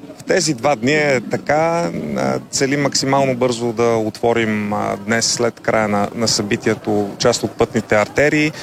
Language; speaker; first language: Bulgarian; native; Bulgarian